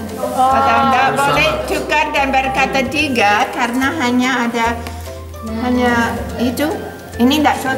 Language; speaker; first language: Indonesian; non-native, learner; English